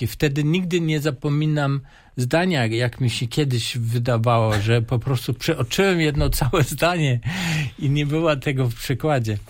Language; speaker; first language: Polish; non-native, fluent; German